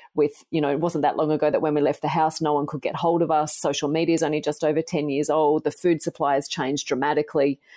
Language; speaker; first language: English; native; English